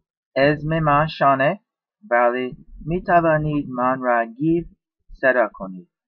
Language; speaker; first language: Persian; non-native, learner; English